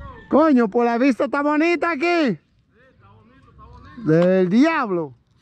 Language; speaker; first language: Spanish; non-native, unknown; French